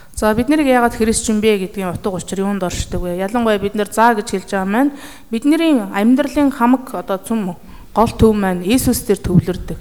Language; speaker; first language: Mongolian; native; Mongolian